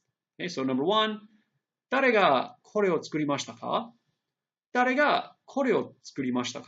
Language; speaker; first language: Japanese; non-native, fluent; English